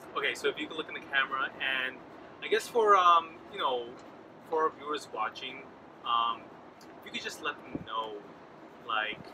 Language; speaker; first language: English; early bilingual, other home language; Spanish